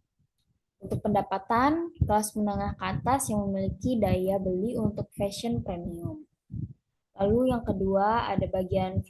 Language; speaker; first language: Indonesian; native; Indonesian